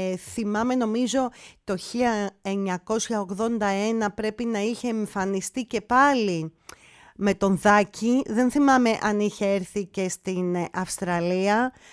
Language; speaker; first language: Greek; native; Greek